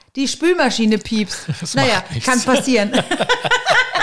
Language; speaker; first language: German; native; German